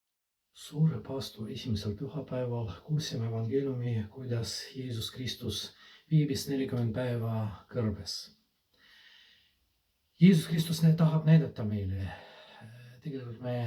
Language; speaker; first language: Estonian; non-native, fluent; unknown